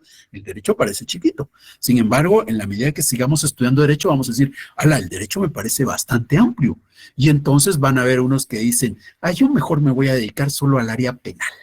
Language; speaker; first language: Spanish; native; Spanish